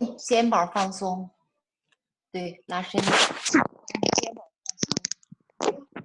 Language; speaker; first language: Chinese; native; Chinese